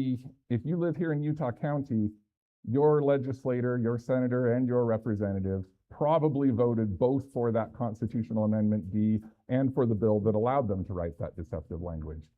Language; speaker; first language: English; native; English